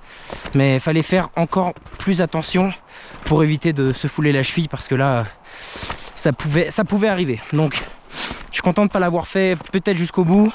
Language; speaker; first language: French; native; French